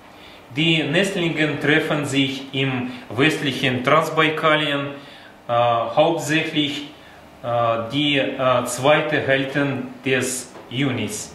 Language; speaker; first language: German; non-native, learner; Russian